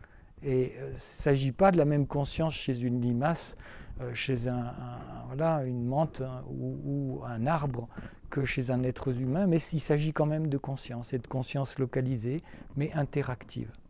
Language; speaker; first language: French; native; French